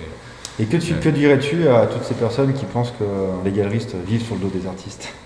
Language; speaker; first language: French; native; French